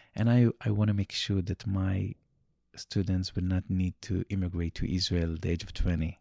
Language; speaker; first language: English; non-native, learner; Yiddish